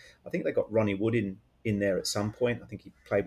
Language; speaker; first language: English; native; English